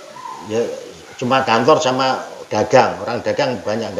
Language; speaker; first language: Indonesian; non-native, local second language; Javanese